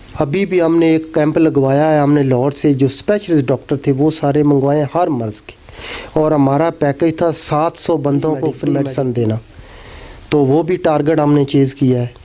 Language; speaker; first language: Urdu; non-native, local second language; Punjabi